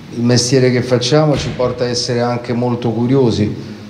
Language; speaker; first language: Italian; native; Italian